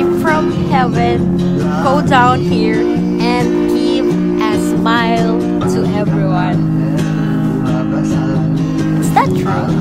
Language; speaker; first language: English; non-native, local second language; Filipino